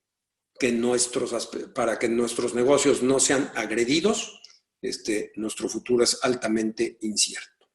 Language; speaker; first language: Spanish; native; Spanish